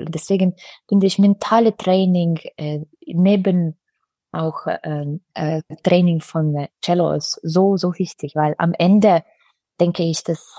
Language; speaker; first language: German; non-native, fluent; Russian